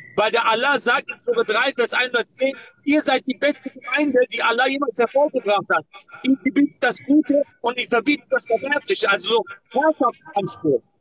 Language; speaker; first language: German; non-native, fluent; Persian